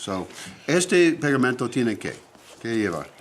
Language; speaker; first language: Spanish; non-native, learner; English